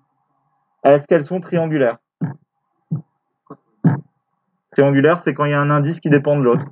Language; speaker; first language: French; native; French